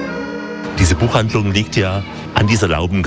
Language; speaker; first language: German; native; German